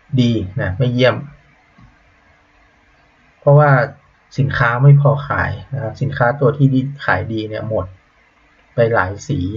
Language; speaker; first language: Thai; native; Thai